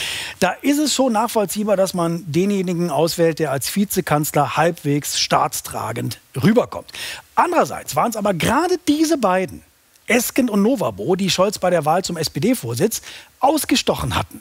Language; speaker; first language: German; native; German